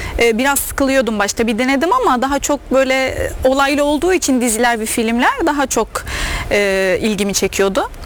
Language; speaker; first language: Turkish; non-native, fluent; Arabic